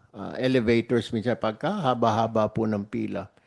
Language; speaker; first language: Filipino; native; Filipino